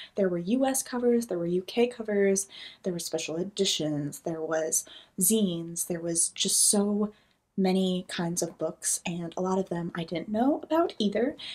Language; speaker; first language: English; native; English